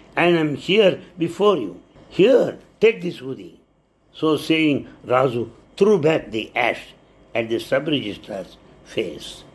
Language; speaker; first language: English; non-native, local second language; Telugu